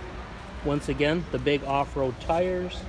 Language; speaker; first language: English; native; English